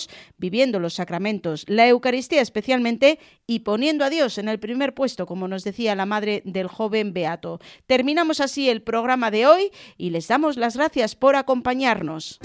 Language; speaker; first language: Spanish; native; Spanish